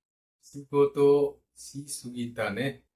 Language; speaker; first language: Japanese; non-native, learner; Bangla